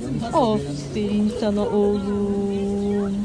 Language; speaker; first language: Turkish; native; Turkish